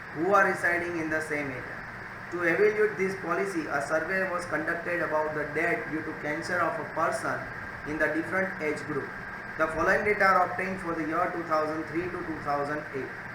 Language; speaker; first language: English; non-native, local second language; Gujarati